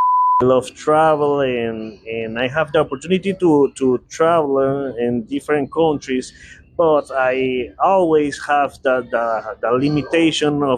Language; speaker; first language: English; non-native, learner; Spanish